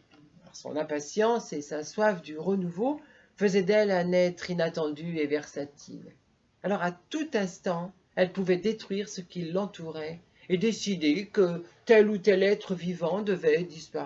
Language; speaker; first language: French; native; French